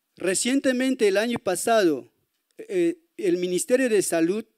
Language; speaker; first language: Spanish; native; Spanish